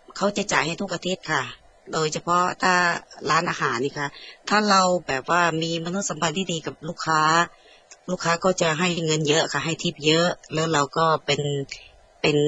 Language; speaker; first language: Thai; native; Thai